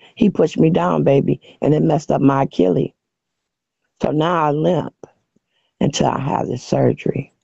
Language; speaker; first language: English; native; English